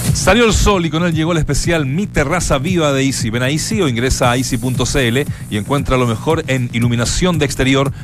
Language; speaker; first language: Spanish; native; Spanish